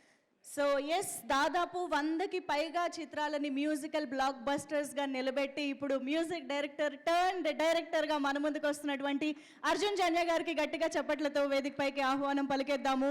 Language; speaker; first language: Telugu; native; Telugu